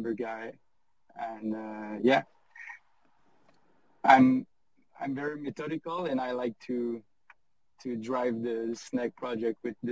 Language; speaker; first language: English; non-native, fluent; French